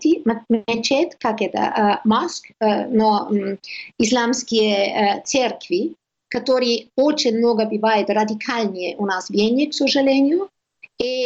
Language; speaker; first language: Russian; non-native, learner; German